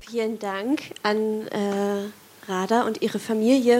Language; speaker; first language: German; native; German